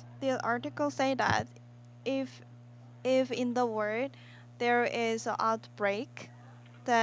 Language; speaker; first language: English; non-native, learner; Korean